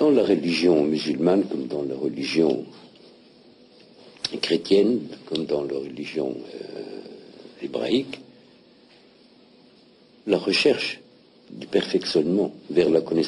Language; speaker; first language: French; non-native, local second language; Arabic